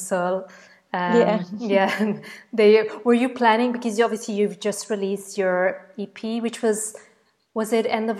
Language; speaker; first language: English; non-native, fluent; Dutch